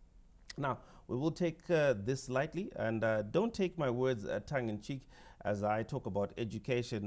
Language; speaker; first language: English; non-native, local second language; Shona